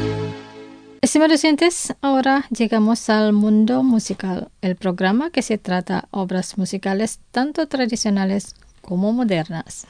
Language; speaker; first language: Spanish; non-native, fluent; Indonesian